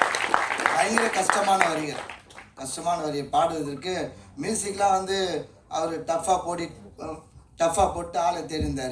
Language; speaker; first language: Tamil; native; Tamil